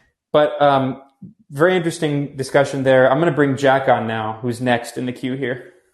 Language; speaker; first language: English; native; English